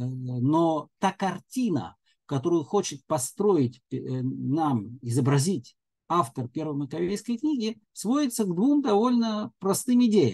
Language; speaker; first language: Russian; native; Russian